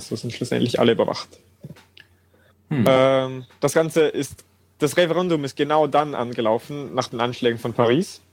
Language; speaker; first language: German; native; German